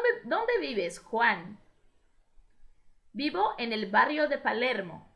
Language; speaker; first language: Spanish; non-native, fluent; Portuguese